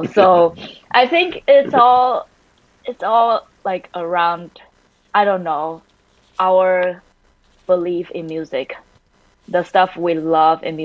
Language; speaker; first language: English; non-native, fluent; Chinese